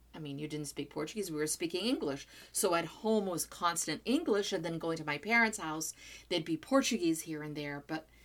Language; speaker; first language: English; non-native, fluent; Portuguese